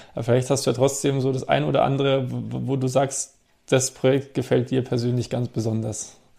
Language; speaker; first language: German; native; German